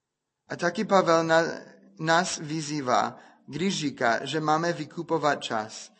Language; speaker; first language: Czech; non-native, fluent; English